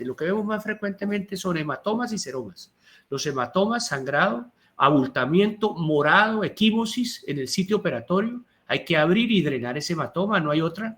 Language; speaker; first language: Spanish; native; Spanish